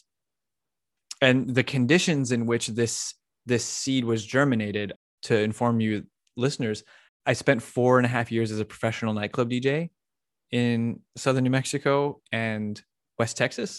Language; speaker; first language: English; native; English